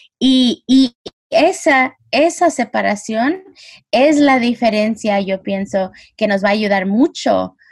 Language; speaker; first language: Spanish; early bilingual, heritage; Spanish